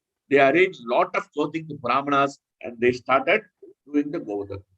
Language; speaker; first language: English; non-native, local second language; Hindi